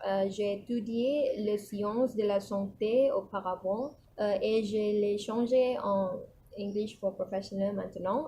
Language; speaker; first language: French; non-native, learner; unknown